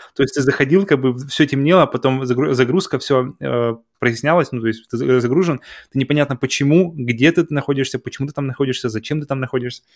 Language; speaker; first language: Russian; native; Russian